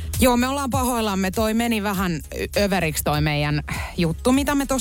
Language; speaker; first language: Finnish; native; Finnish